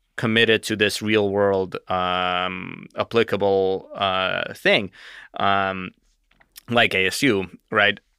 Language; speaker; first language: English; native; English